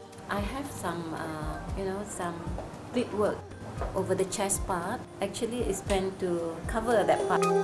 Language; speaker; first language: English; non-native, local second language; Malay